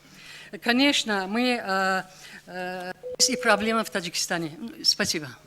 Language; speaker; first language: Russian; non-native, local second language; Tajik